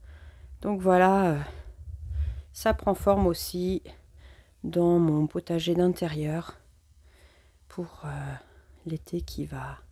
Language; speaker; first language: French; native; French